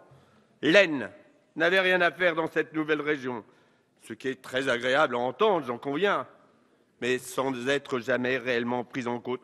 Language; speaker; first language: French; native; French